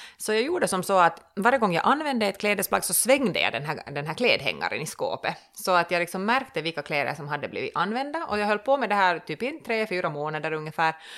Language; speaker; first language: Swedish; native; Swedish